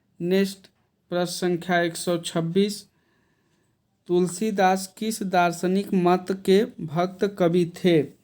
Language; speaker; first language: Hindi; native; Hindi